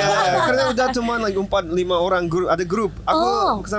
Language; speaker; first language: Indonesian; non-native, fluent; Japanese